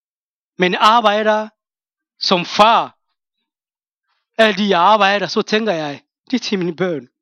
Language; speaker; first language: Danish; non-native, fluent; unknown